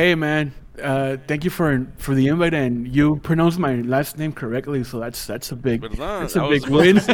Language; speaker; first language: English; early bilingual, other home language; Spanish